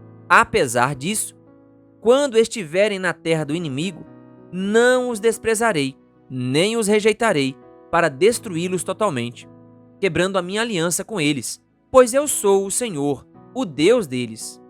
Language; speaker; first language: Portuguese; native; Portuguese